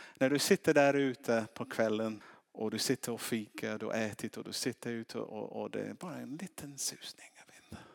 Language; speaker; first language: Swedish; non-native, fluent; English